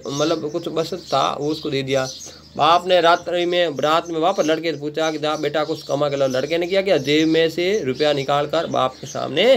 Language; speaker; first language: Hindi; native; Hindi